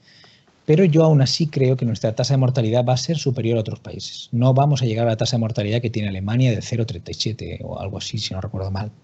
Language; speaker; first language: Spanish; native; Spanish